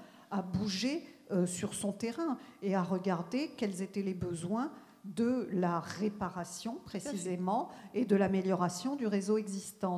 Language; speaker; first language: French; native; French